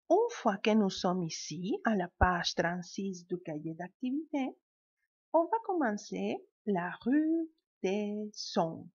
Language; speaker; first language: French; non-native, fluent; Spanish